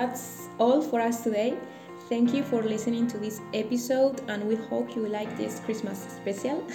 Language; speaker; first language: English; non-native, learner; Spanish